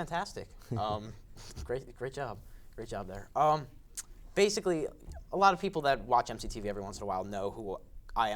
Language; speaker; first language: English; native; English